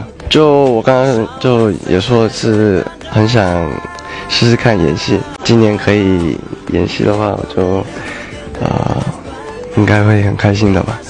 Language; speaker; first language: Chinese; early bilingual, heritage; Chinese